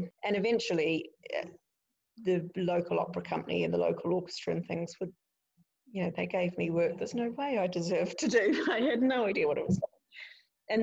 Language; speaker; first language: English; native; English